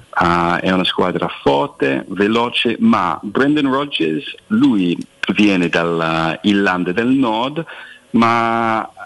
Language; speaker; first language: Italian; non-native, fluent; English